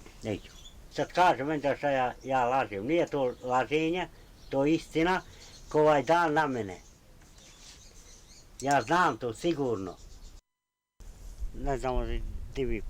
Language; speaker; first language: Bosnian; non-native, local second language; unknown